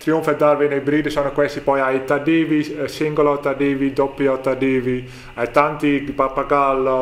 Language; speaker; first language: Italian; non-native, learner; Dutch